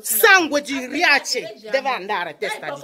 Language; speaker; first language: Italian; non-native, learner; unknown